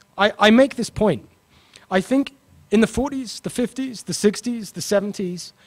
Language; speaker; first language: English; native; English